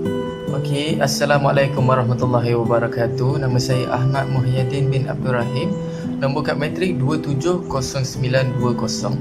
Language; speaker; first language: Malay; native; Malay